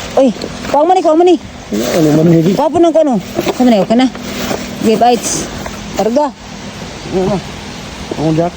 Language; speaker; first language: Filipino; non-native, local second language; Cebuano